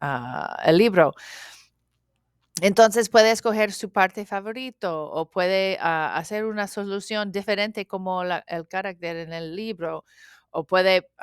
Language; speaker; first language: Spanish; non-native, learner; English